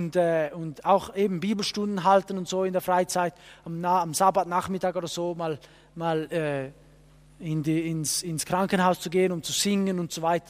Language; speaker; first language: German; non-native, fluent; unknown